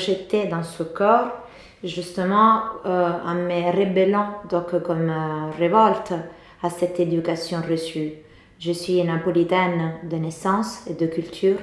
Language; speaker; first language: French; non-native, fluent; Italian